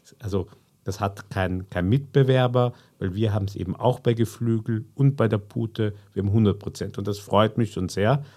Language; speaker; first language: German; native; German